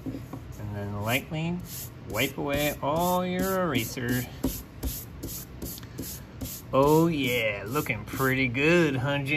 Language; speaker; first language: English; native; English